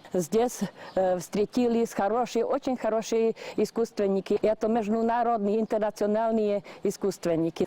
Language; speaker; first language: Russian; non-native, learner; Slovak